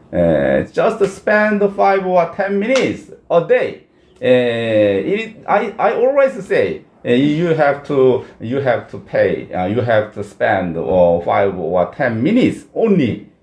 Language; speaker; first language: English; non-native, learner; Korean